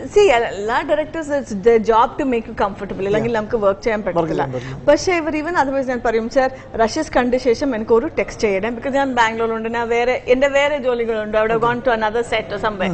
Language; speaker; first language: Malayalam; non-native, learner; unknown